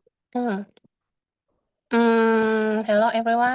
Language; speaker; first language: English; non-native, learner; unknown